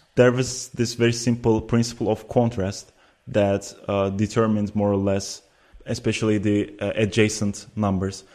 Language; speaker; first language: English; non-native, fluent; Turkish